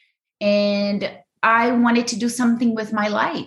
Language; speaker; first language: English; non-native, fluent; Portuguese